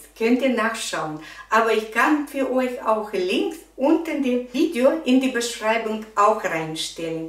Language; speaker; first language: German; non-native, fluent; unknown